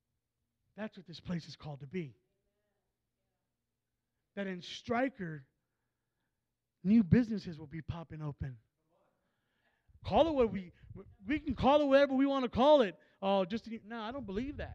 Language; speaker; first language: English; native; English